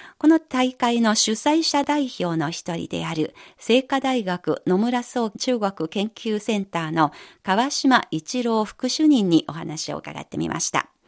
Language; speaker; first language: Japanese; non-native, fluent; Chinese